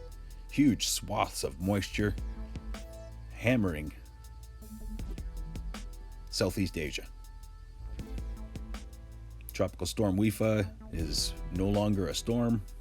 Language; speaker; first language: English; native; English